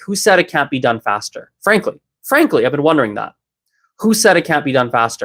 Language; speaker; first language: English; native; English